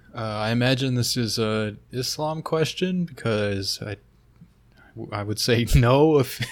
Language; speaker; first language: English; native; English